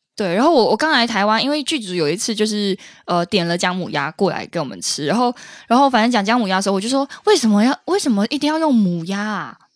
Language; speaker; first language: Chinese; native; Chinese